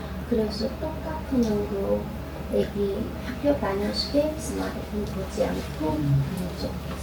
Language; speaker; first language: Korean; non-native, learner; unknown